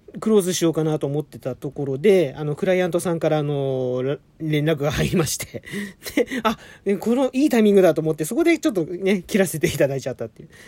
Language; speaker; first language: Japanese; native; Japanese